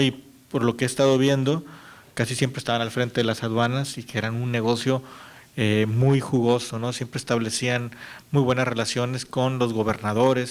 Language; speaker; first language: Spanish; native; Spanish